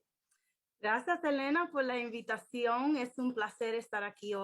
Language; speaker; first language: Spanish; early bilingual, heritage; English